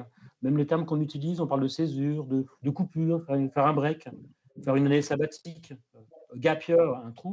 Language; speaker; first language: French; native; French